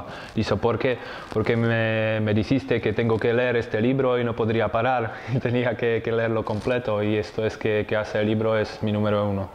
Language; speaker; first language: Spanish; non-native, fluent; Czech